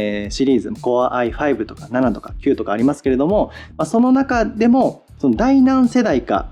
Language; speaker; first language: Japanese; native; Japanese